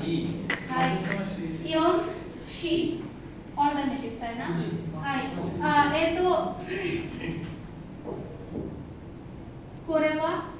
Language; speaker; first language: Japanese; non-native, fluent; Bangla